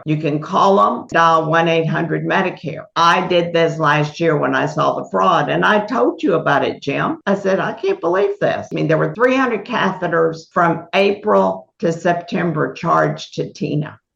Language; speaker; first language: English; native; English